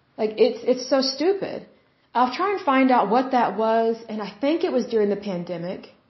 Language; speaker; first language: English; native; English